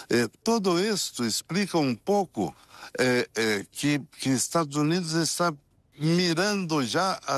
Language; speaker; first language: Spanish; non-native, fluent; Portuguese